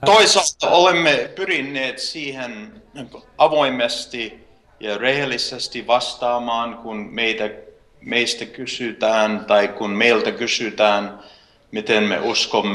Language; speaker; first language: Finnish; early bilingual, heritage; Finnish